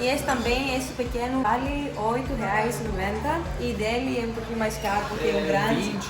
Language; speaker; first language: Portuguese; non-native, fluent; Greek